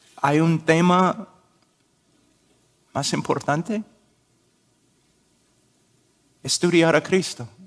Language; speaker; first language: Spanish; non-native, fluent; English